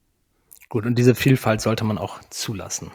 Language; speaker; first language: German; native; German